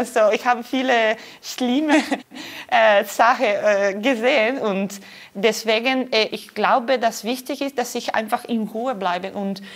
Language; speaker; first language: German; non-native, fluent; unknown